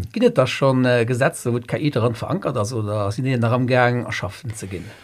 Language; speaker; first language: Luxembourgish; native; Luxembourgish